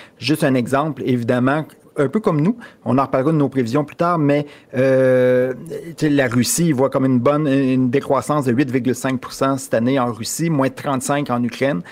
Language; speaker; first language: French; native; French